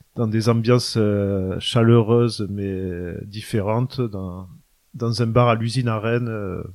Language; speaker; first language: French; native; French